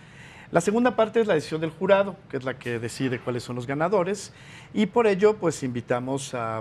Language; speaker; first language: Spanish; native; Spanish